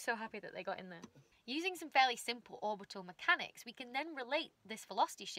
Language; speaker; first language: English; native; English